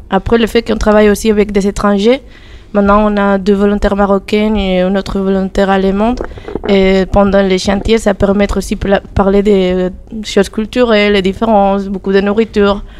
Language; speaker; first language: French; non-native, fluent; Spanish